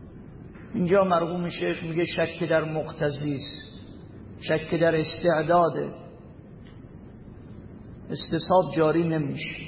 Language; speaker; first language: Persian; native; Persian